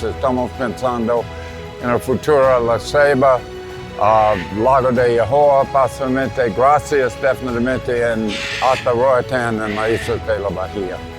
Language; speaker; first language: Spanish; non-native, learner; English